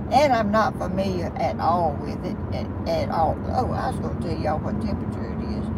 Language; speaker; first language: English; native; English